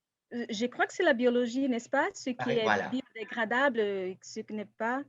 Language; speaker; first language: French; non-native, fluent; Portuguese